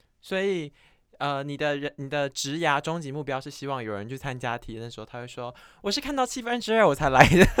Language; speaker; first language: Chinese; native; Chinese